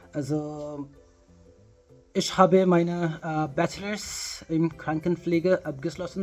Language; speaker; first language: German; non-native, learner; Hindi